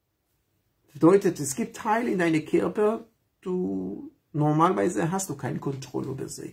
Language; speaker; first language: German; non-native, fluent; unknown